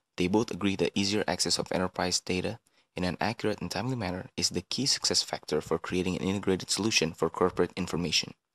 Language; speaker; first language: English; non-native, fluent; Indonesian